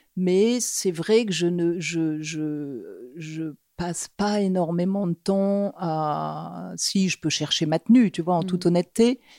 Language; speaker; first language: French; native; French